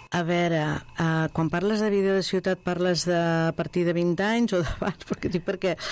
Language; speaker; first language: Catalan; non-native, local second language; Spanish